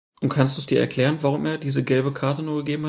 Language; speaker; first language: German; native; German